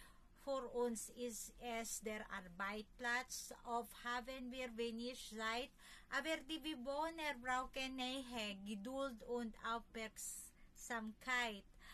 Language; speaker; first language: German; non-native, learner; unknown